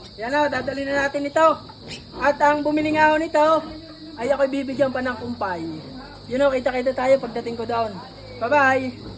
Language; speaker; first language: Filipino; native; Filipino